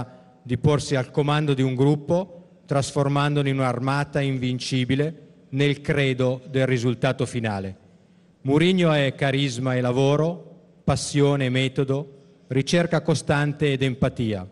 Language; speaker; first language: Italian; native; Italian